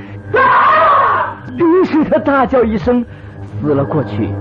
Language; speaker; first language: Chinese; native; Chinese